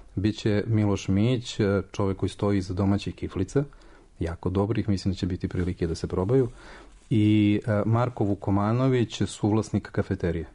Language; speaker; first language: Serbian; native; Serbian